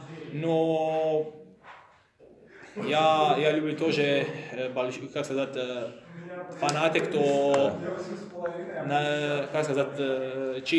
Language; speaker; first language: Russian; non-native, learner; Croatian